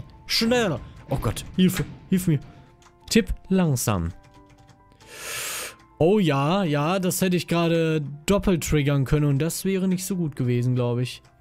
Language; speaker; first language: German; native; German